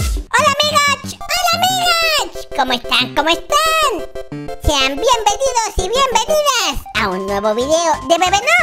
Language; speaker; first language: Spanish; native; Spanish